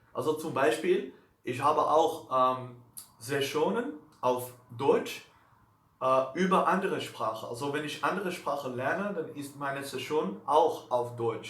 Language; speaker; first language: German; non-native, learner; Dutch